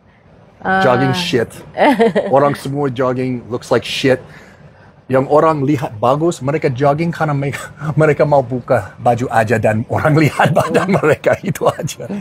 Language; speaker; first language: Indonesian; non-native, fluent; English